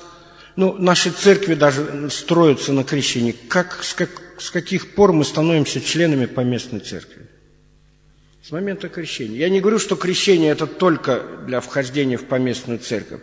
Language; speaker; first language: Russian; native; Russian